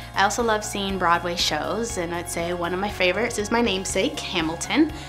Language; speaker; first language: English; native; English